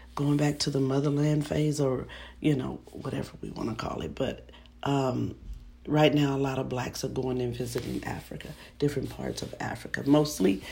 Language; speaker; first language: English; native; English